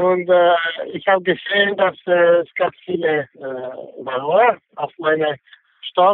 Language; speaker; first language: German; non-native, fluent; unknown